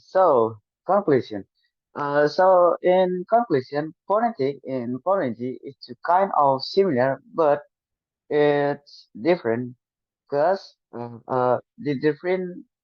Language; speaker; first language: English; non-native, learner; Indonesian